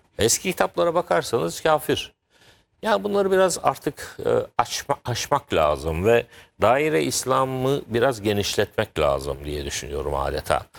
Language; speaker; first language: Turkish; native; Turkish